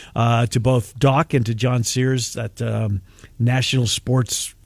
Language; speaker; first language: English; native; English